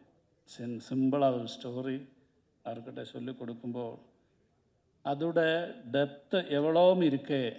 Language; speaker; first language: Tamil; non-native, learner; Malayalam